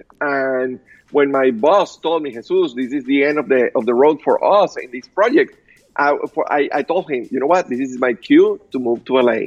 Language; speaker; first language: English; non-native, fluent; Spanish